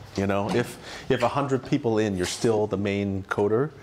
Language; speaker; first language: English; native; English